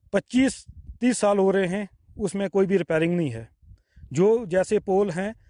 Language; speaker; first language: Hindi; native; Hindi